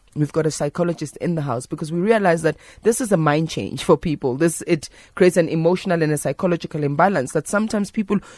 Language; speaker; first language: English; non-native, local second language; Zulu